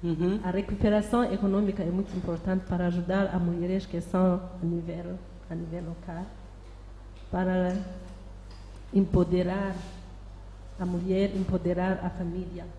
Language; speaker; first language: Portuguese; non-native, learner; Kinyarwanda